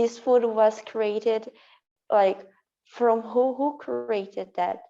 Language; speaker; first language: English; non-native, learner; Portuguese